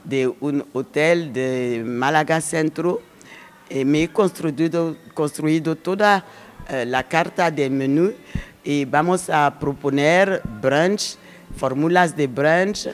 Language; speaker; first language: Spanish; non-native, learner; French